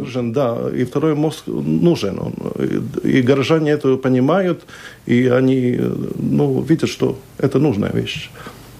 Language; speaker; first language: Russian; non-native, local second language; Latvian